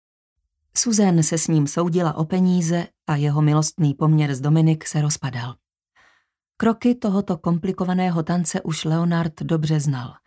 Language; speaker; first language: Czech; native; Czech